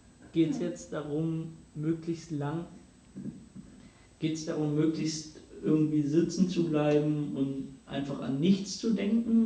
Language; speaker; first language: German; native; German